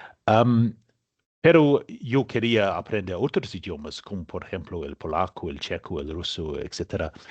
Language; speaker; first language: Spanish; non-native, learner; English